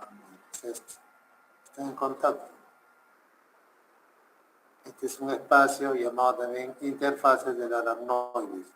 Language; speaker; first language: Spanish; native; Spanish